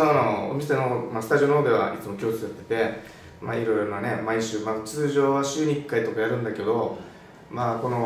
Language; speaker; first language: Japanese; native; Japanese